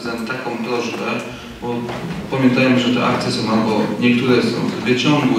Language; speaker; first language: Polish; native; Polish